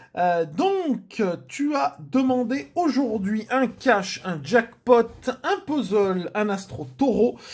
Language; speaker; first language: French; native; French